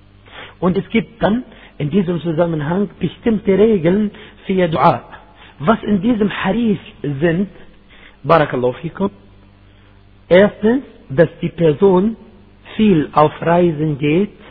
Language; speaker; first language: German; non-native, fluent; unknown